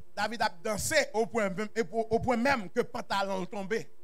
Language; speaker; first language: French; native; French